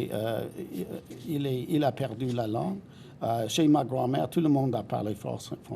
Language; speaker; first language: French; non-native, fluent; English